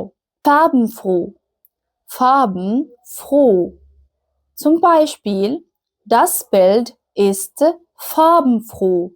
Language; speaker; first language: German; non-native, fluent; Arabic